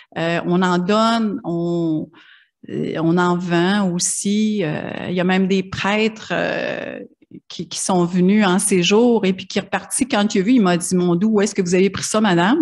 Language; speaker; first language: French; native; French